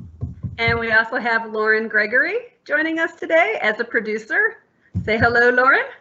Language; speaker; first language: English; native; English